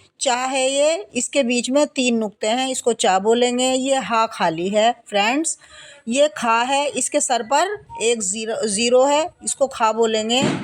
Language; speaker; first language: Hindi; native; Hindi